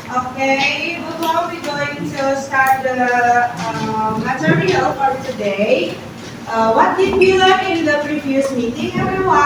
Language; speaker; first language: English; non-native, fluent; Indonesian